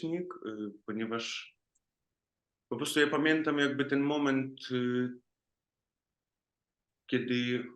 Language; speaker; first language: Polish; non-native, fluent; Ukrainian